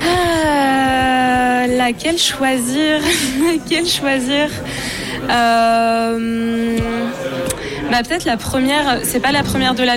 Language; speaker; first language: French; native; French